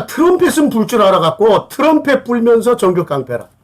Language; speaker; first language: Korean; native; Korean